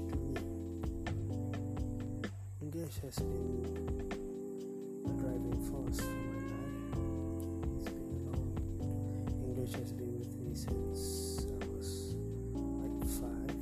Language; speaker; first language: English; non-native, local second language; Malay